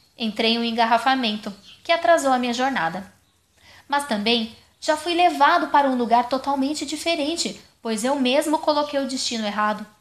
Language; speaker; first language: Portuguese; non-native, fluent; German